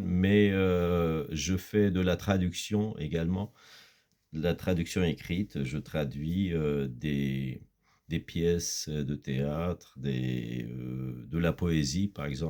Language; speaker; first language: French; non-native, fluent; Kurdish